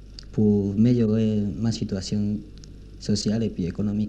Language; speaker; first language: French; non-native, learner; Spanish